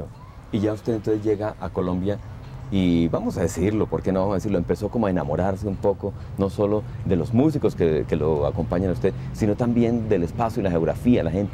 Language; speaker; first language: Spanish; native; Spanish